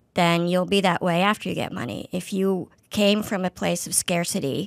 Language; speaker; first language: English; native; English